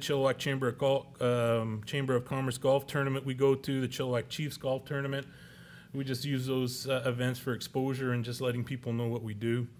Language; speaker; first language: English; native; English